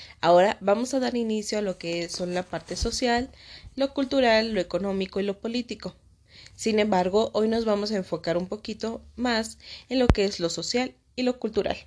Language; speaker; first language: Spanish; native; Spanish